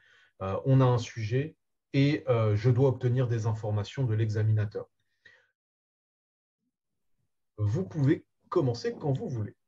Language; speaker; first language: French; native; French